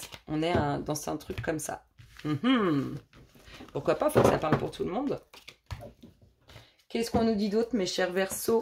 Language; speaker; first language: French; native; French